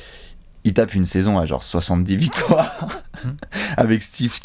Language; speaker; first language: French; native; French